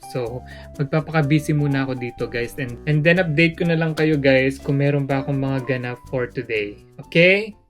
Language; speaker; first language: Filipino; non-native, local second language; Pampanga